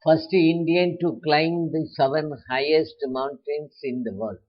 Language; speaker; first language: English; non-native, local second language; Tamil